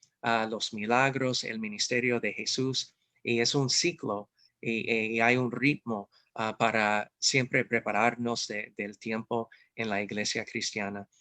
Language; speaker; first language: Spanish; non-native, fluent; English